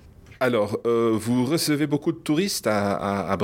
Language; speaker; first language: French; non-native, fluent; English